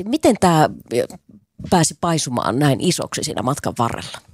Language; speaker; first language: Finnish; native; Finnish